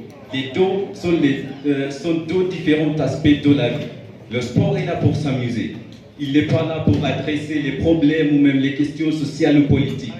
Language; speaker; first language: French; non-native, fluent; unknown